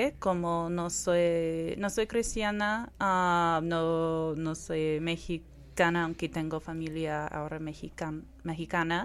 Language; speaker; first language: Spanish; non-native, fluent; English